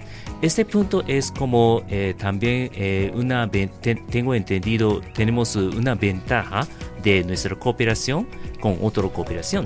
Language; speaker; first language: Spanish; non-native, fluent; Japanese